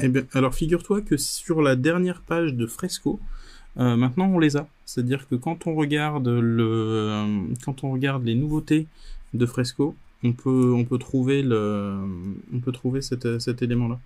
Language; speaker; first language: French; native; French